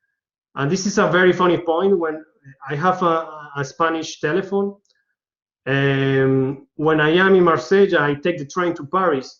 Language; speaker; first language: English; non-native, learner; Spanish